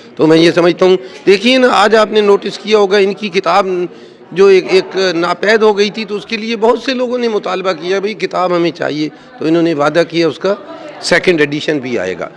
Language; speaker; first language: Urdu; native; Urdu